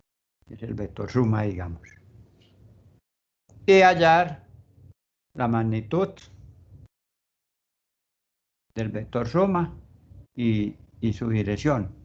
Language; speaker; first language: Spanish; native; Spanish